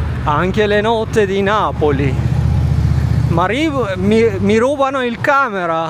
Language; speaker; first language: Italian; non-native, fluent; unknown